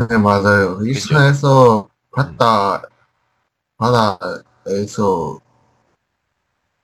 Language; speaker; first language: Korean; non-native, learner; Chinese